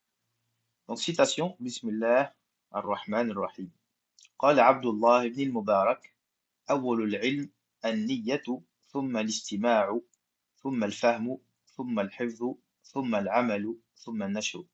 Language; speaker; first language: Arabic; non-native, fluent; French